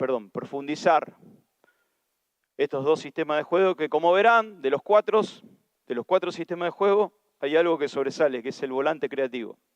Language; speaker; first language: Spanish; native; Spanish